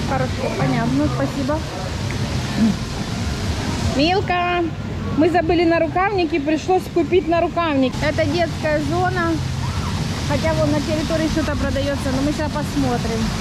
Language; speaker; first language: Russian; native; Russian